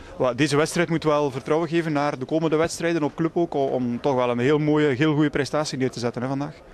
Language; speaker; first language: Dutch; native; Dutch